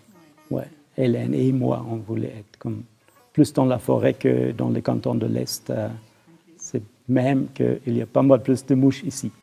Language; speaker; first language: French; non-native, fluent; German